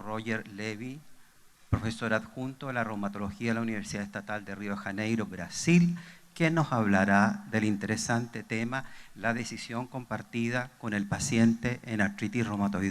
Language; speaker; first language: Spanish; native; Spanish